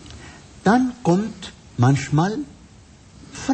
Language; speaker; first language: German; non-native, fluent; Arabic